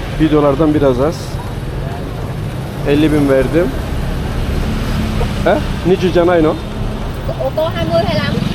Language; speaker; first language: Turkish; native; Turkish